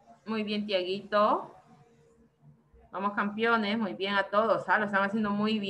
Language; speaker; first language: Spanish; native; Spanish